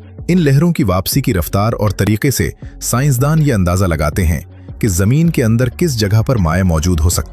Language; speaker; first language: Urdu; native; Urdu